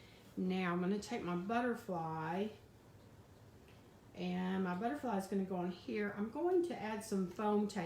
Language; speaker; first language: English; native; English